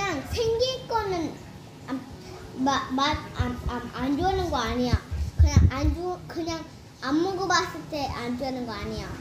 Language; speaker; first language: Korean; early bilingual, heritage; Korean